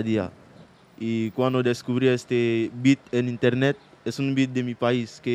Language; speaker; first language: Spanish; non-native, fluent; Mandingo